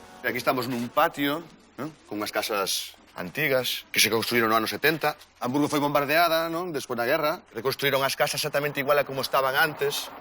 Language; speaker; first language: Galician; native; Galician